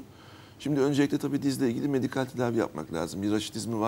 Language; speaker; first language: Turkish; native; Turkish